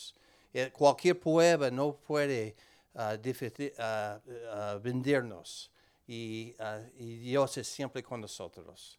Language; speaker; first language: Spanish; non-native, learner; English